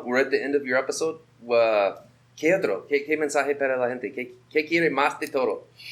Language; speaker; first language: Spanish; non-native, learner; English